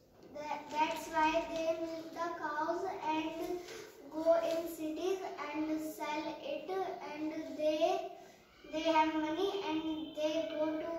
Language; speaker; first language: English; non-native, learner; Hindi